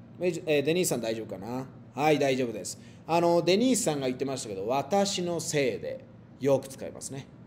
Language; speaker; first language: Japanese; non-native, fluent; Spanish